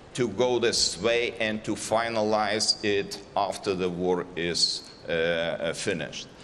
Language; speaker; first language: English; non-native, fluent; Lithuanian